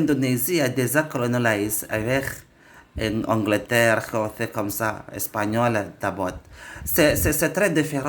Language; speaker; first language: French; non-native, learner; Indonesian